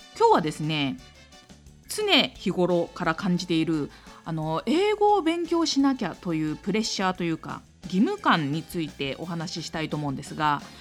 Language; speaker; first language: Japanese; native; Japanese